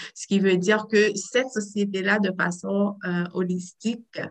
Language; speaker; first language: French; native; French